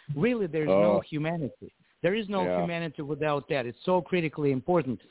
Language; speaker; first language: English; non-native, fluent; Ukrainian